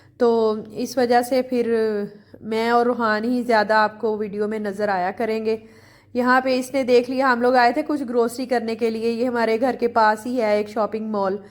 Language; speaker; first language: Urdu; native; Urdu